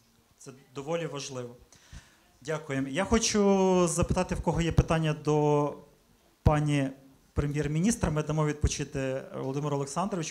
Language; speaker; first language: Ukrainian; native; Ukrainian